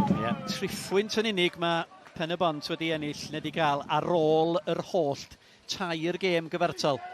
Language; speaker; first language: Welsh; native; Welsh